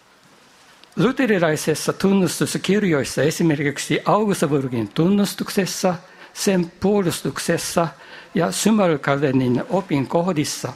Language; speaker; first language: Finnish; non-native, fluent; Japanese